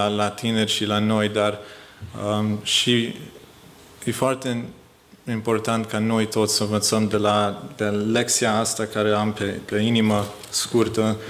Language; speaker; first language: Romanian; early bilingual, heritage; Romanian